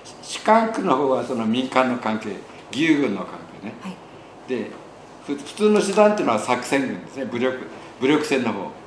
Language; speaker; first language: Japanese; native; Japanese